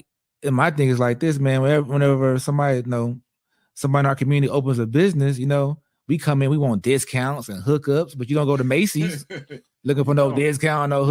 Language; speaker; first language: English; native; English